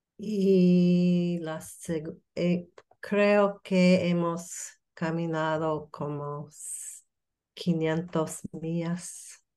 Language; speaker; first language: Spanish; non-native, learner; English